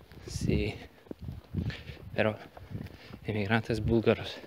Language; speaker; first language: Spanish; non-native, learner; Bulgarian